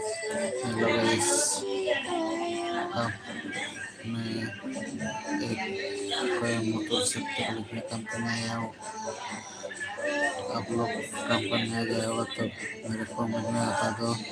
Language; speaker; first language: Hindi; non-native, local second language; Santali